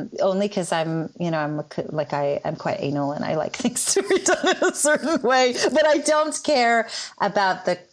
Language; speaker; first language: English; non-native, fluent; Hebrew